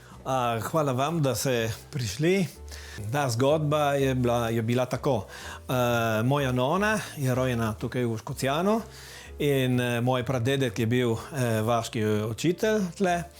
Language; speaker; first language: Slovenian; early bilingual, heritage; Italian